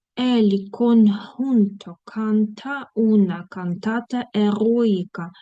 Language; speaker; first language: Spanish; non-native, fluent; Ukrainian